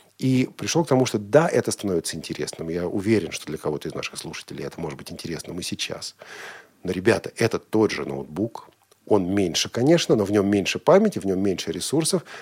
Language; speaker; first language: Russian; native; Russian